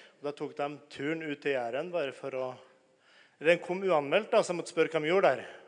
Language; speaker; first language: Norwegian; native; Norwegian